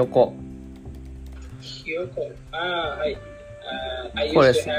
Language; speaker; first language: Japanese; non-native, learner; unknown